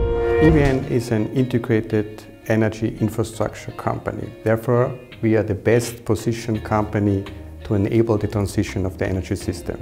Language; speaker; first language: English; non-native, fluent; German